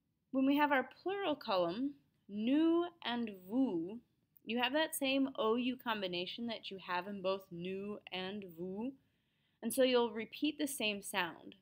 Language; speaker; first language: English; native; English